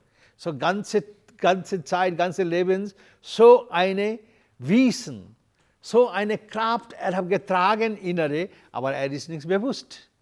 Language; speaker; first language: German; non-native, learner; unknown